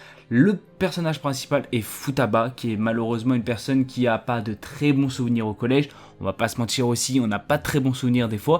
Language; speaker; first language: French; native; French